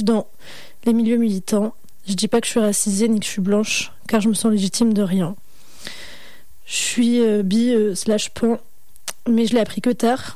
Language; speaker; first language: French; non-native, local second language; Arabic